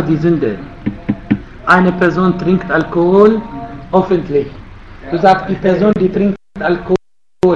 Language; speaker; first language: German; non-native, fluent; Arabic